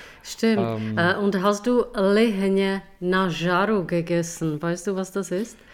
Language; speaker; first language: German; non-native, fluent; Czech